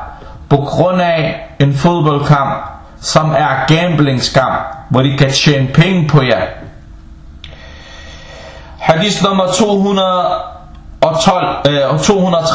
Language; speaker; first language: Danish; non-native, local second language; Arabic